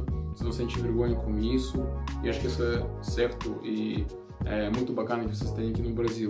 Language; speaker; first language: Portuguese; non-native, learner; Russian